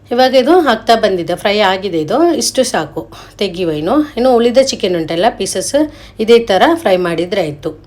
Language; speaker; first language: Kannada; non-native, local second language; Malayalam